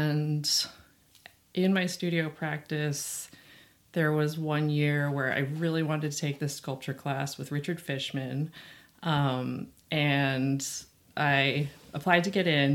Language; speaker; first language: English; native; English